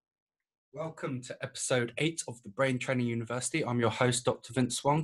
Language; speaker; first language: English; native; English